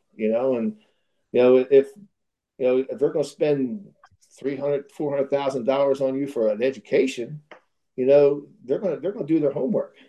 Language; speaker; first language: English; native; English